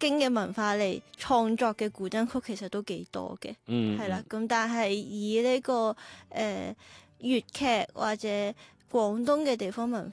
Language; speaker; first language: Cantonese; native; Cantonese